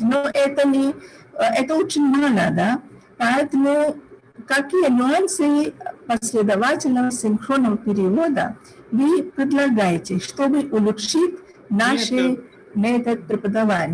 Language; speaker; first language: Russian; non-native, fluent; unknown